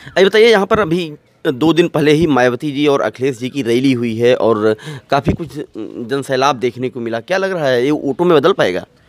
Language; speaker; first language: Hindi; native; Hindi